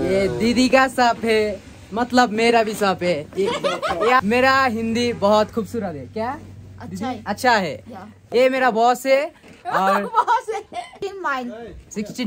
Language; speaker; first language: Hindi; non-native, learner; Bangla